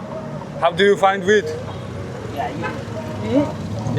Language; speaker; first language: English; non-native, learner; Mongolian